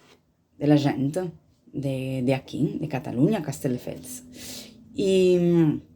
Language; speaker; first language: Catalan; non-native, learner; Italian